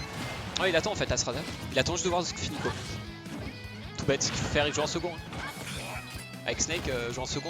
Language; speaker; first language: French; native; French